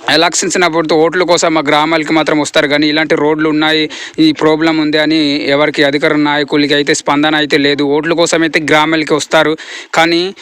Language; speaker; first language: Telugu; native; Telugu